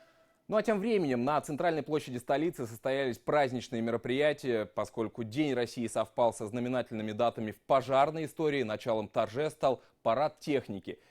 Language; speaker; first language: Russian; native; Russian